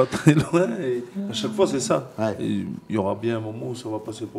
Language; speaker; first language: French; non-native, fluent; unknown